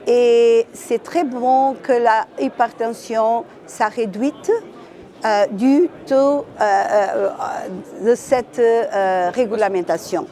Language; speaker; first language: French; non-native, fluent; Portuguese